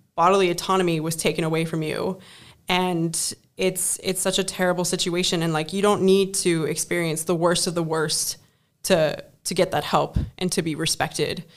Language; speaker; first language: English; non-native, fluent; German